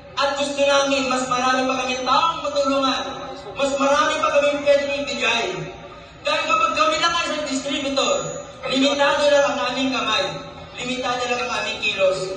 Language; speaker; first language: Filipino; non-native, local second language; Iloko